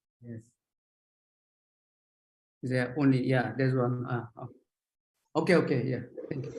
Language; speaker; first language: English; non-native, learner; Japanese